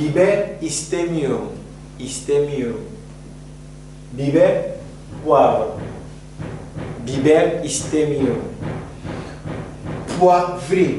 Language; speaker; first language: Turkish; non-native, fluent; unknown